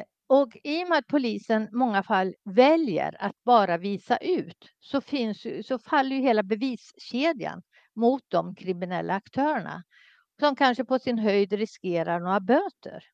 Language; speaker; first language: Swedish; native; Swedish